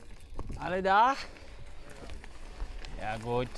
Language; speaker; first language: German; native; German